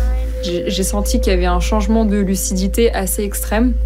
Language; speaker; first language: French; native; French